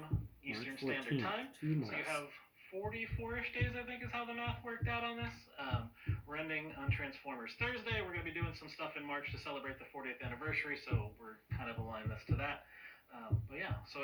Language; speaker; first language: English; native; English